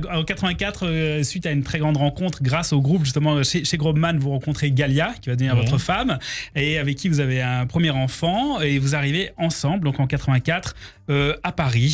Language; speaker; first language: French; native; French